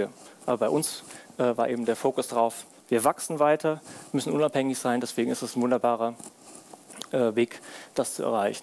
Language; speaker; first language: German; native; German